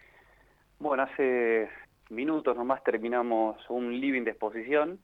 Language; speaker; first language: Spanish; native; Spanish